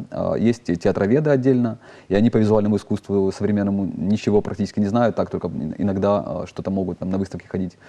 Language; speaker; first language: Russian; native; Russian